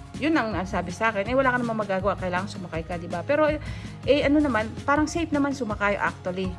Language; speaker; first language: Filipino; non-native, local second language; Pampanga